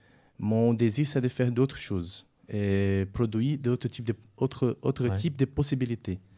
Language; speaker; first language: French; non-native, fluent; Portuguese